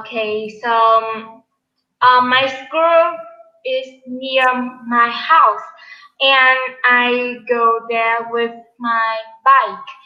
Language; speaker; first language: English; non-native, learner; Vietnamese